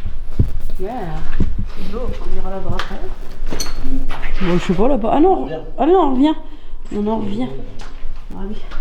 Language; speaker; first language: French; native; French